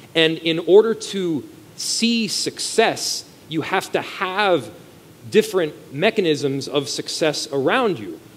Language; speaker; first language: English; native; English